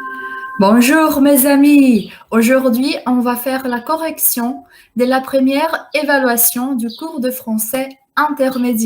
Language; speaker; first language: French; non-native, fluent; Portuguese